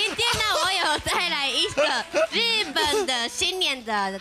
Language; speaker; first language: Chinese; non-native, fluent; Japanese